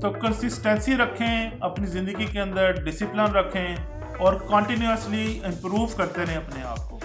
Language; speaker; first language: Urdu; non-native, local second language; Punjabi